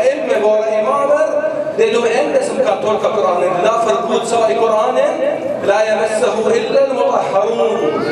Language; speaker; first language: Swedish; early bilingual, other home language; Arabic